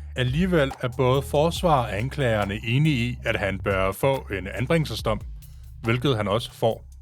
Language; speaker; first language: Danish; native; Danish